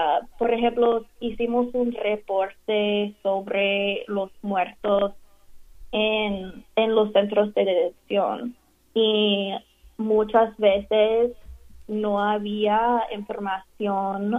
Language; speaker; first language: Spanish; non-native, fluent; English